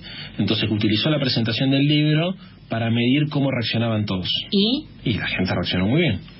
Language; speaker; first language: Spanish; native; Spanish